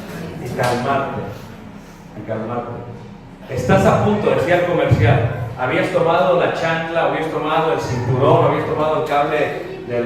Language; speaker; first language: Spanish; early bilingual, heritage; Spanish